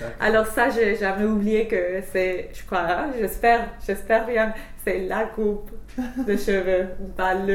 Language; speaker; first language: French; non-native, fluent; English